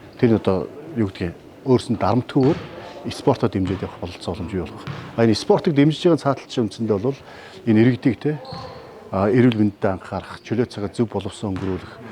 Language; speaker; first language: Mongolian; native; Mongolian